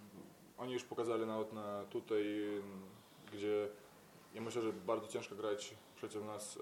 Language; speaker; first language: Polish; non-native, fluent; Belarusian